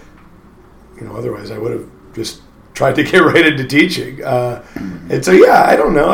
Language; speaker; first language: English; native; English